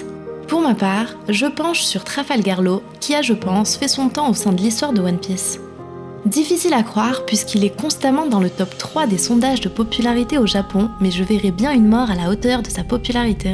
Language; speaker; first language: French; native; French